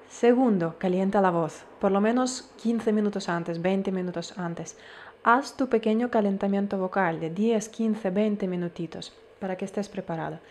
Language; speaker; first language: Spanish; non-native, fluent; Ukrainian